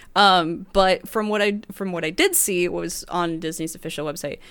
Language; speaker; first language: English; early bilingual, other home language; Spanish